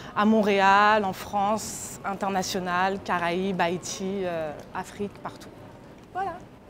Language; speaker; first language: French; native; French